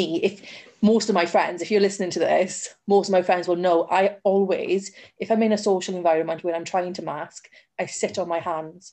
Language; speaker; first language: English; native; English